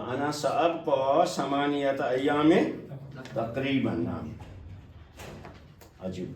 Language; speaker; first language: Arabic; non-native, fluent; Kashmiri